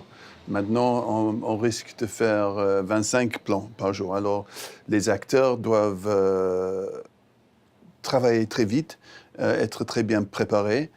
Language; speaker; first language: French; non-native, fluent; English